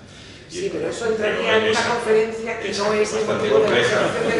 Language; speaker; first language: Spanish; native; Spanish